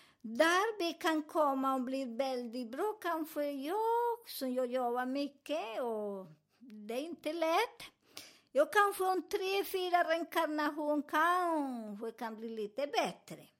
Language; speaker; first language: Swedish; non-native, learner; Spanish